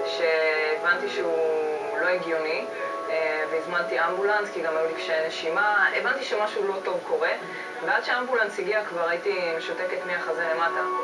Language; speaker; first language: Hebrew; native; Hebrew